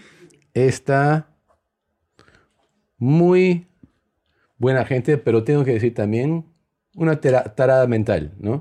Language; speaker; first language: Spanish; early bilingual, heritage; Spanish